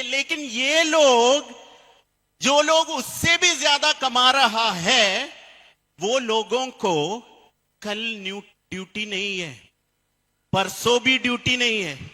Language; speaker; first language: Hindi; non-native, fluent; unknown